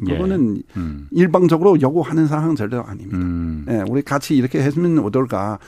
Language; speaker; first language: Korean; non-native, fluent; Chinese